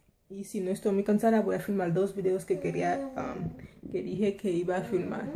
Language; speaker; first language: Spanish; non-native, fluent; Haitian Creole